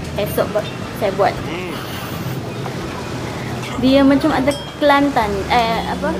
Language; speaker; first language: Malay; non-native, fluent; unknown